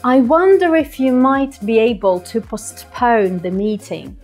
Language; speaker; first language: English; non-native, fluent; Russian